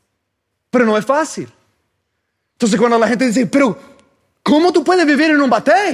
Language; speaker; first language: Spanish; non-native, fluent; English